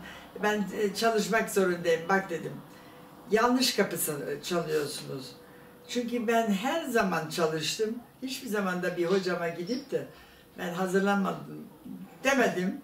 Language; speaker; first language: Turkish; non-native, fluent; German